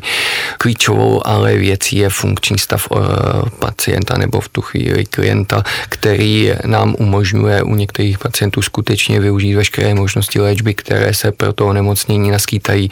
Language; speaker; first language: Czech; native; Czech